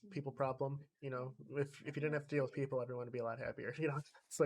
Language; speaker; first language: English; native; English